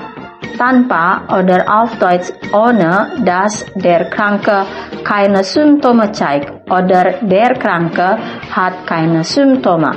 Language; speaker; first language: German; non-native, fluent; Indonesian